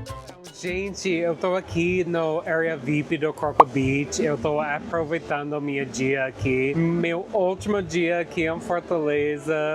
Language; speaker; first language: Portuguese; non-native, fluent; English